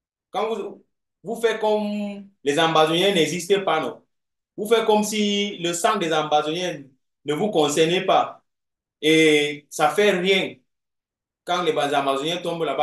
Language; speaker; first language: French; non-native, local second language; English